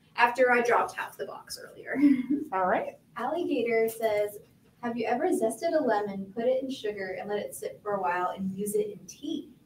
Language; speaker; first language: English; native; English